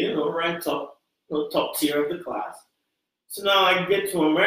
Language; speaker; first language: English; non-native, local second language; Igbo